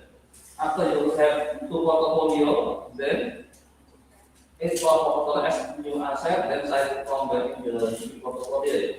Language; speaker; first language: English; non-native, learner; Indonesian